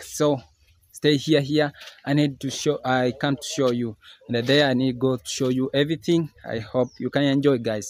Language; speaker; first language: English; non-native, learner; Swahili